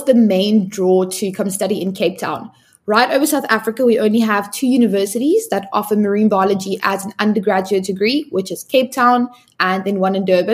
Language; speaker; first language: English; non-native, local second language; Afrikaans